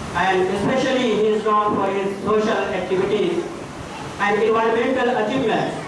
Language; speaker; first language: English; non-native, local second language; Urdu